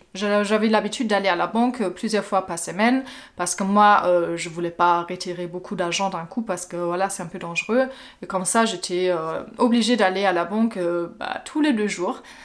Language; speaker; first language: French; non-native, fluent; German